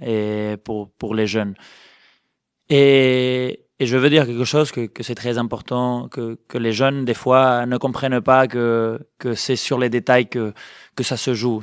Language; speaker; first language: French; non-native, fluent; Spanish